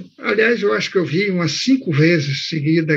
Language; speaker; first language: Portuguese; native; Portuguese